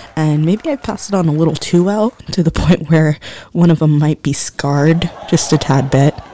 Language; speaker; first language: English; native; English